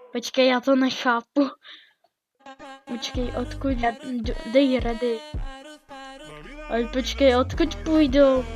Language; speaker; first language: Czech; native; Czech